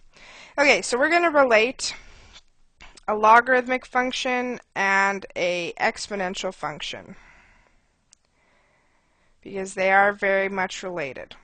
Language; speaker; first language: English; native; English